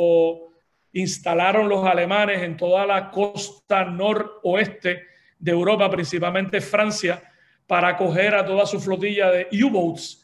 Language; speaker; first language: Spanish; native; Spanish